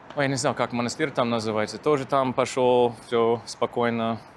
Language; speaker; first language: Russian; non-native, fluent; English